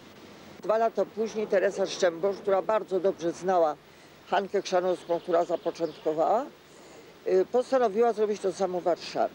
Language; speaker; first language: Polish; native; Polish